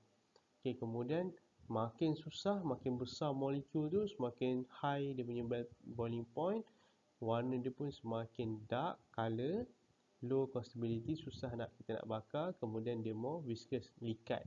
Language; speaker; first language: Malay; native; Malay